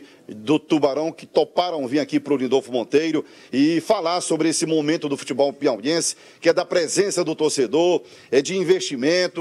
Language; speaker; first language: Portuguese; native; Portuguese